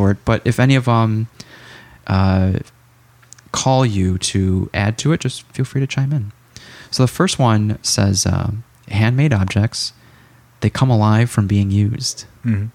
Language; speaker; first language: English; native; English